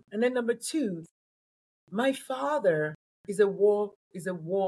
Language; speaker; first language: English; non-native, local second language; Igbo